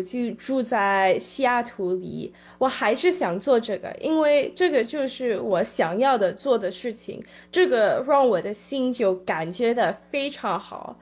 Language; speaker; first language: Chinese; early bilingual, heritage; Chinese